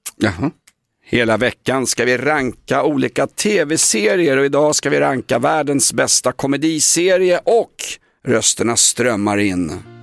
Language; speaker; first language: Swedish; native; Swedish